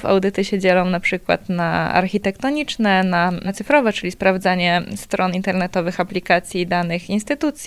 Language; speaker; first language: Polish; native; Polish